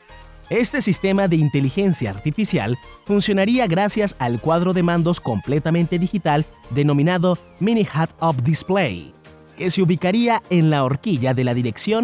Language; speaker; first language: Spanish; native; Spanish